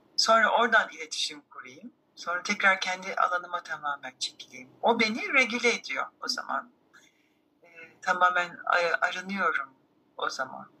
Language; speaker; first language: Turkish; native; Turkish